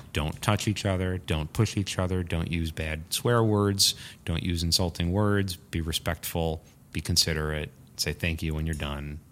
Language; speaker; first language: English; native; English